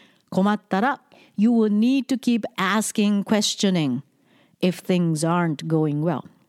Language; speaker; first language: English; non-native, fluent; Japanese